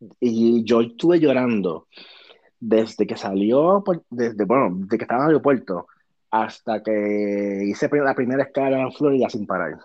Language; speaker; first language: Spanish; native; Spanish